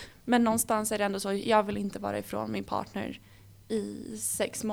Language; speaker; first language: Swedish; native; Swedish